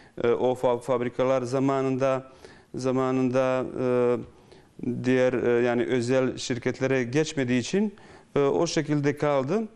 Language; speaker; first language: Turkish; non-native, fluent; Bosnian